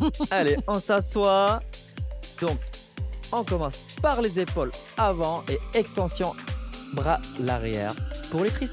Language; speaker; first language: French; native; French